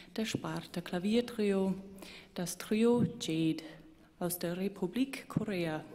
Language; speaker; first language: German; native; German